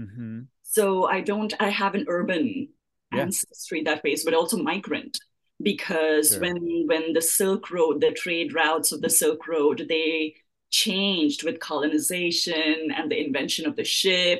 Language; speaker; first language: English; native; English